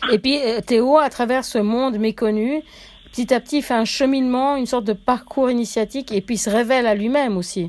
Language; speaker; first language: French; native; French